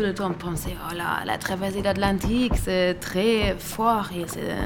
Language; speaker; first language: French; non-native, learner; German